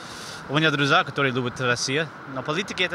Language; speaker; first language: Russian; non-native, learner; English